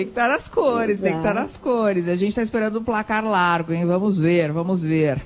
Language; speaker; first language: Portuguese; native; Portuguese